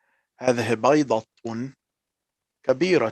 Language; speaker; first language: Arabic; non-native, learner; English